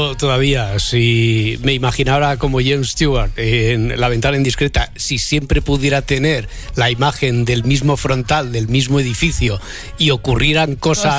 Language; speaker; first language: Spanish; native; Spanish